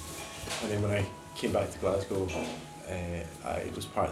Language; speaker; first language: English; native; English